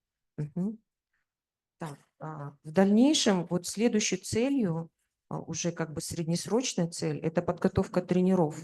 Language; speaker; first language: Russian; native; Russian